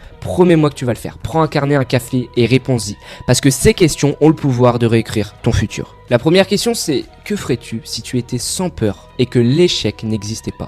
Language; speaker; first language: French; native; French